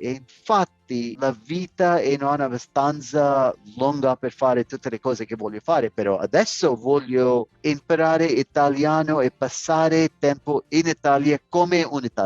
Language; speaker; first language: Italian; non-native, learner; English